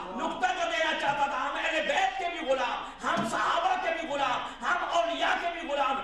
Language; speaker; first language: Urdu; non-native, local second language; Pashto